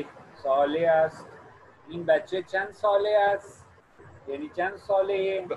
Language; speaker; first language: Persian; non-native, fluent; Urdu